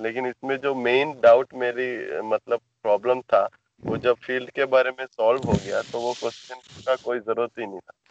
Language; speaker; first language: Hindi; non-native, local second language; Malayalam